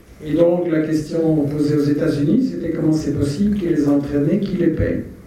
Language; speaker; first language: French; native; French